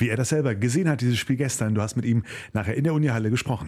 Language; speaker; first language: German; native; German